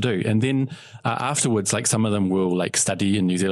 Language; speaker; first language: English; native; English